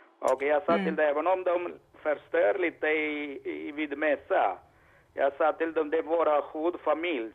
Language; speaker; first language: Swedish; non-native, learner; Malayalam